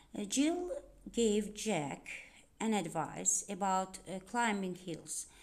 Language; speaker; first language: English; non-native, fluent; Azerbaijani